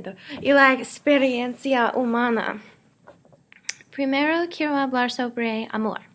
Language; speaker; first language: Spanish; non-native, learner; English